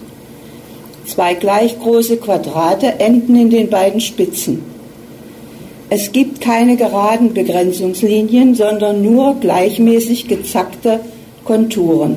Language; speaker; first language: German; native; German